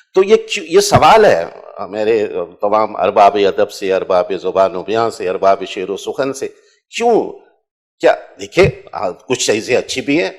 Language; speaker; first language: Urdu; non-native, local second language; Pashto